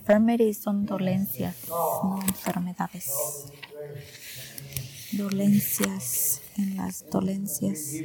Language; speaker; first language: Spanish; early bilingual, heritage; Spanish